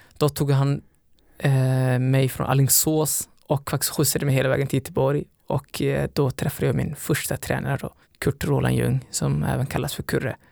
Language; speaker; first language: Swedish; early bilingual, other home language; Somali